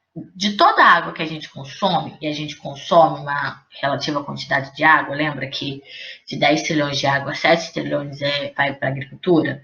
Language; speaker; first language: Portuguese; native; Portuguese